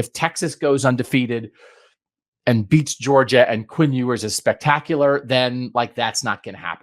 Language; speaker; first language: English; native; English